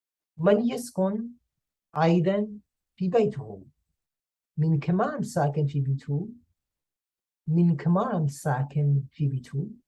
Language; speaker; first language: Arabic; non-native, fluent; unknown